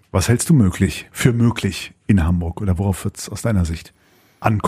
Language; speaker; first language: German; native; German